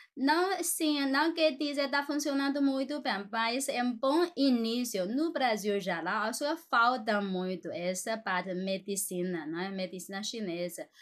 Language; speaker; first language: Portuguese; non-native, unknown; Chinese